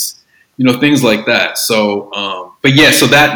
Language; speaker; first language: English; native; English